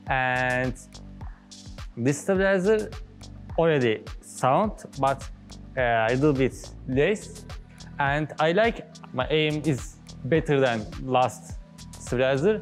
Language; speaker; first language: English; non-native, learner; Turkish